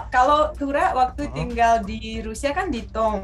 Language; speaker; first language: Indonesian; non-native, fluent; Russian